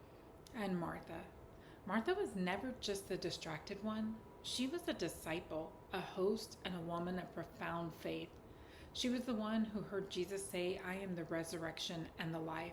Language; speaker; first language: English; native; English